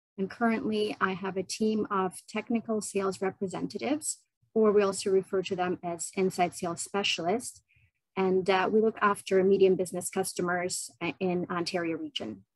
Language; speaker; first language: English; non-native, fluent; Ukrainian